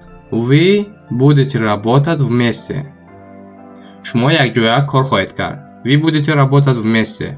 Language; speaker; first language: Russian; non-native, fluent; Tajik